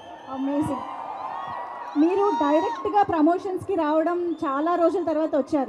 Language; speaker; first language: Telugu; native; Telugu